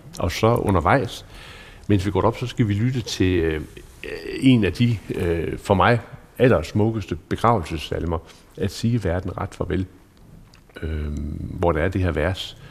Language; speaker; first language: Danish; native; Danish